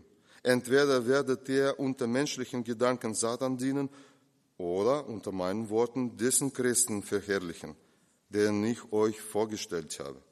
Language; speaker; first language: German; non-native, fluent; Russian